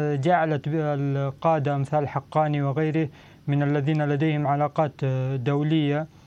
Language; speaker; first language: Arabic; non-native, fluent; Pashto